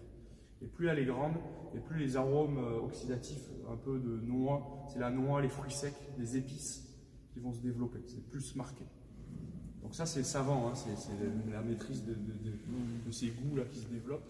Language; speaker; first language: French; native; French